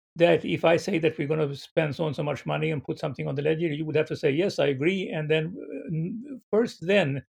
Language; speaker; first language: English; non-native, fluent; Swedish